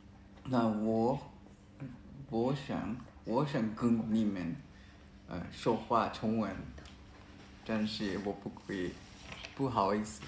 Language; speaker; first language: Chinese; non-native, learner; Japanese